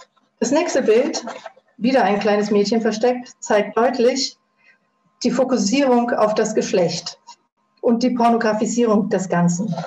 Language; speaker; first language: German; native; German